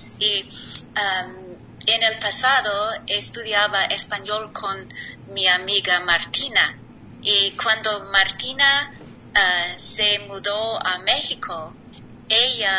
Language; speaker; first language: Spanish; non-native, learner; English